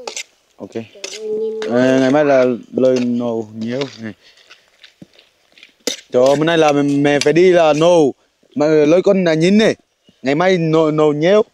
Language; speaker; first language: Vietnamese; non-native, learner; Portuguese